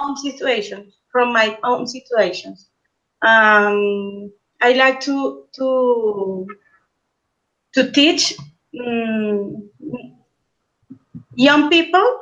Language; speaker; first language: English; non-native, learner; Spanish